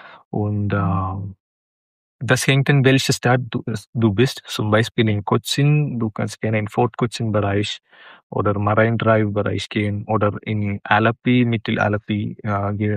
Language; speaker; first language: German; non-native, learner; Malayalam